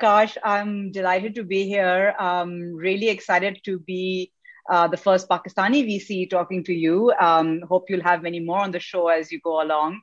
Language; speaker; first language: English; non-native, local second language; Urdu